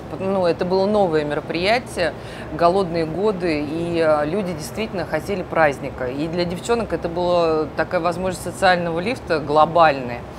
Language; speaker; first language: Russian; native; Russian